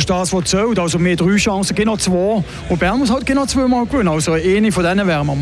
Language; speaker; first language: German; native; German